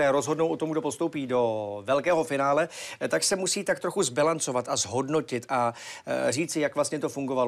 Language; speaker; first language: Czech; native; Czech